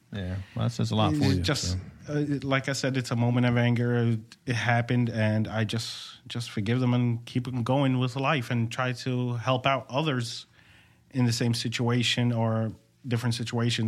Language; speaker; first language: English; native; English